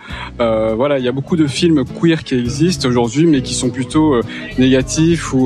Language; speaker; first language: French; native; French